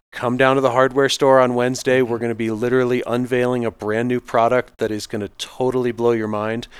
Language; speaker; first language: English; native; English